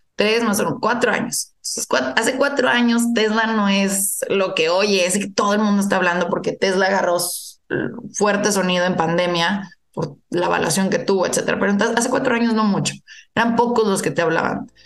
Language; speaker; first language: Spanish; native; Spanish